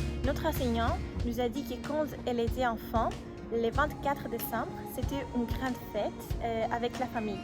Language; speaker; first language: French; non-native, learner; Greek